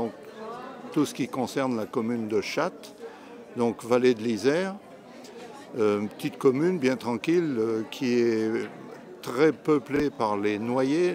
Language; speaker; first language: French; native; French